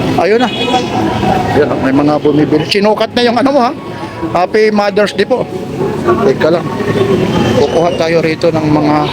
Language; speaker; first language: Filipino; non-native, local second language; Waray